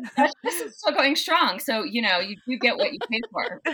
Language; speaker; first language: English; native; English